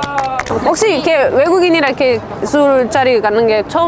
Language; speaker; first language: Korean; early bilingual, heritage; Korean